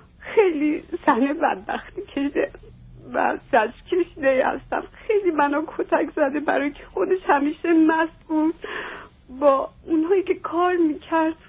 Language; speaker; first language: Persian; non-native, local second language; Armenian